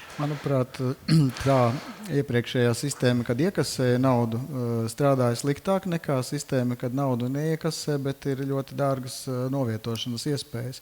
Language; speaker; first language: Latvian; native; Latvian